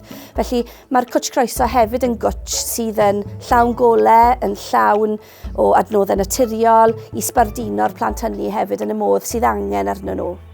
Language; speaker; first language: Welsh; native; Welsh